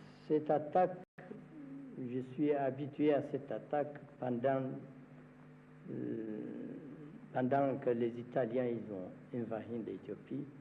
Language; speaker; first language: French; non-native, learner; Amharic